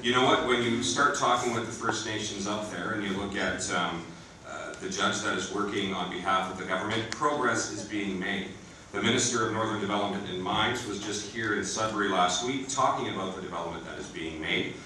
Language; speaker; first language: English; native; English